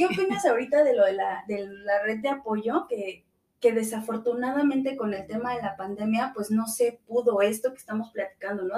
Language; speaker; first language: Spanish; native; Spanish